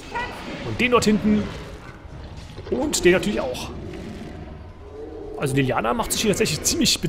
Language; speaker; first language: German; native; German